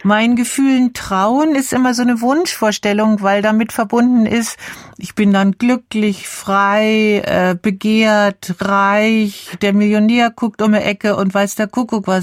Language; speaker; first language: German; native; German